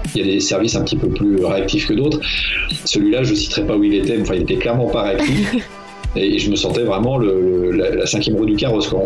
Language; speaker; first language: French; native; French